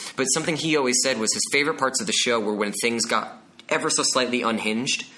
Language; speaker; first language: English; native; English